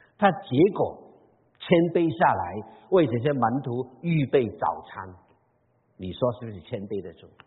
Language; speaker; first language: Chinese; non-native, local second language; Cantonese